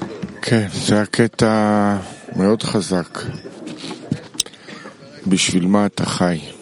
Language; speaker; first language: Hebrew; non-native, learner; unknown